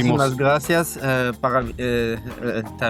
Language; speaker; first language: Spanish; non-native, learner; German